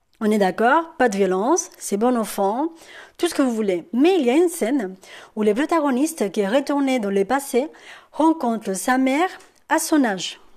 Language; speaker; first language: French; non-native, fluent; Spanish